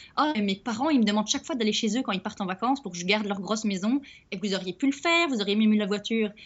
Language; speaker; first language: French; native; French